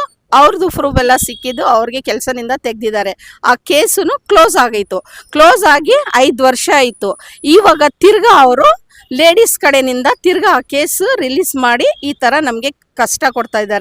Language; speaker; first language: Kannada; non-native, local second language; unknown